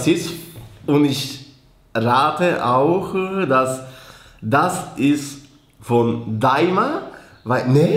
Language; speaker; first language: German; non-native, fluent; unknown